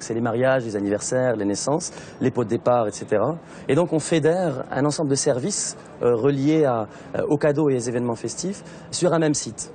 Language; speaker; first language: French; non-native, local second language; Arabic